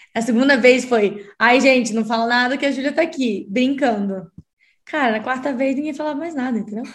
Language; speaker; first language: Portuguese; native; Portuguese